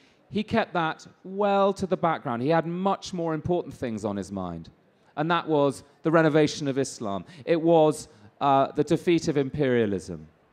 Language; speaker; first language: English; native; English